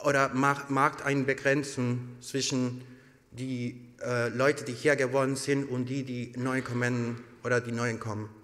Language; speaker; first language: German; non-native, learner; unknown